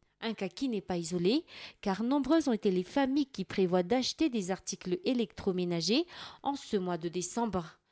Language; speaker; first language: French; non-native, local second language; Malagasy